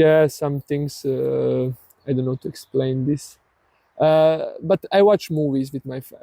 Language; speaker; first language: English; non-native, learner; Serbian